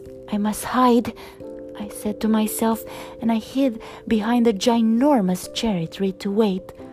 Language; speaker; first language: English; non-native, fluent; Romanian